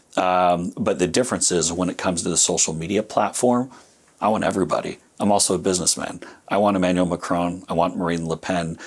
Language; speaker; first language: English; native; English